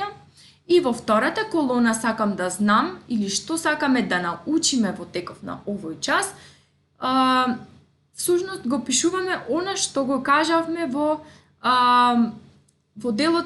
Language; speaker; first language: Macedonian; native; Macedonian